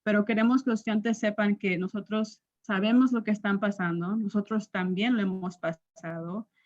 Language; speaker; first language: Spanish; early bilingual, other home language; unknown